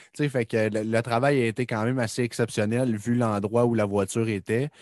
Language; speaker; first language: French; native; French